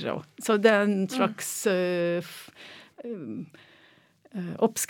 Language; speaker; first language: Norwegian; non-native, fluent; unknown